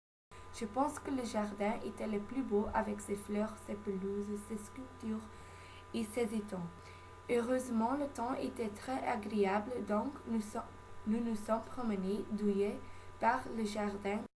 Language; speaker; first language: French; non-native, learner; Dutch